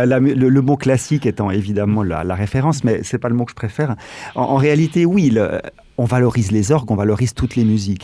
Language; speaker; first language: French; native; French